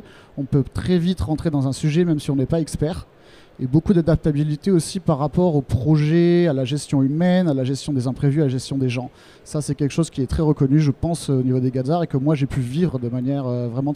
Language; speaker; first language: French; native; French